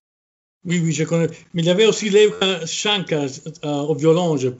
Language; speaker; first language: French; non-native, fluent; Italian